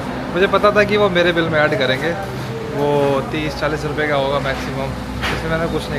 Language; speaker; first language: Hindi; native; Hindi